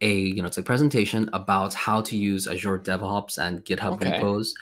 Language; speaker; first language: English; non-native, fluent; Swedish